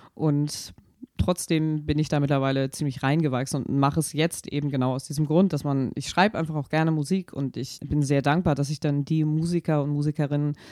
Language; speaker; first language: German; native; German